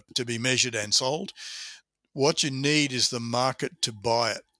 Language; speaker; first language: English; native; English